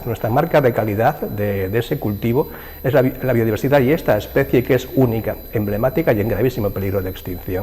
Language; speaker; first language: Spanish; native; Spanish